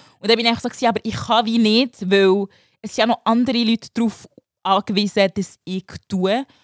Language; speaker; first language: German; early bilingual, other home language; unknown